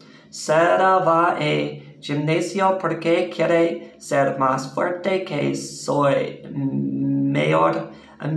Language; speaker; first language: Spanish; non-native, learner; English